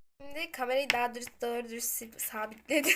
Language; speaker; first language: Turkish; native; Turkish